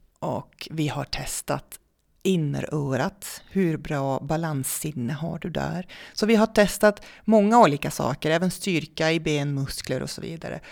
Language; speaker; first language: Swedish; non-native, fluent; Dutch